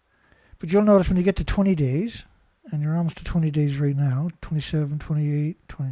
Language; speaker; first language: English; native; English